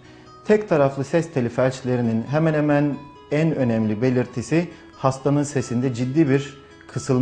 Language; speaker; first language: Turkish; native; Turkish